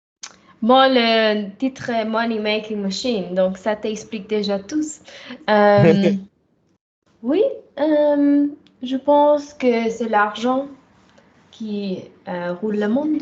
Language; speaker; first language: French; non-native, fluent; German